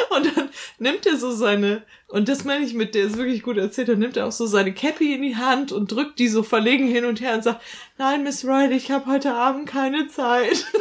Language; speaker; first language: German; native; German